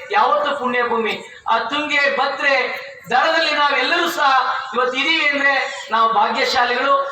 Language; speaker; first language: Kannada; native; Kannada